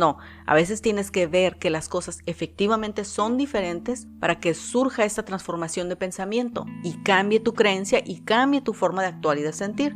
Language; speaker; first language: Spanish; native; Spanish